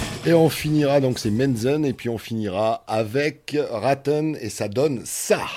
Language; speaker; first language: French; native; French